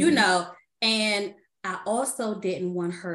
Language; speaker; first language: English; native; English